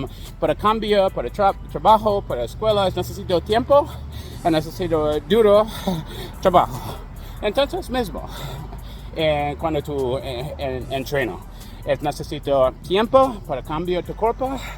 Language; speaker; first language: Spanish; non-native, learner; English